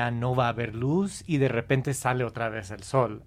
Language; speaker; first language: Spanish; non-native, fluent; English